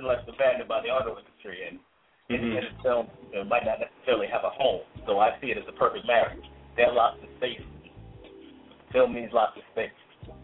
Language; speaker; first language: English; native; English